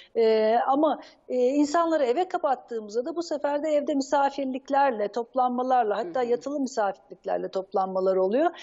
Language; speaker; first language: Turkish; native; Turkish